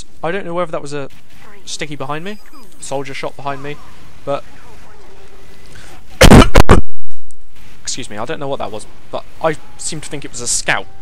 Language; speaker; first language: English; native; English